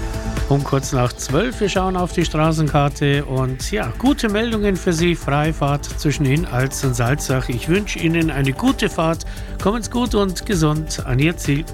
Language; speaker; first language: German; native; German